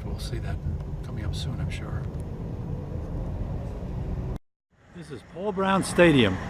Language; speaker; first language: English; native; English